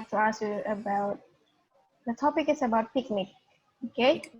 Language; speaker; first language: English; non-native, fluent; Indonesian